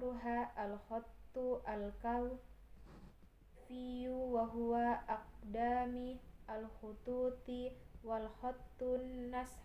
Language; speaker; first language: Arabic; non-native, learner; Indonesian